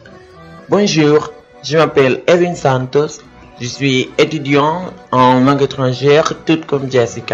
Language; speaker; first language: French; non-native, learner; Spanish